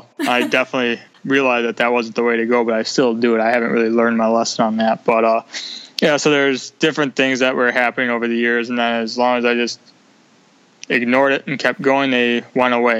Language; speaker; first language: English; native; English